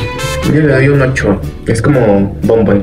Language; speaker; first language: Spanish; native; Spanish